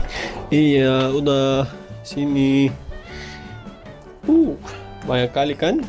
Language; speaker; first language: Indonesian; non-native, learner; Turkish